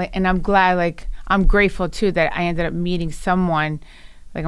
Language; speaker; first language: English; early bilingual, other home language; Italian